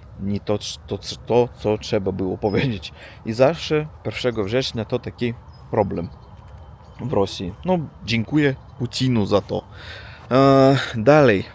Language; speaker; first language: Polish; non-native, learner; Russian